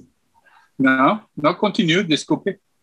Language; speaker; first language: Portuguese; non-native, fluent; English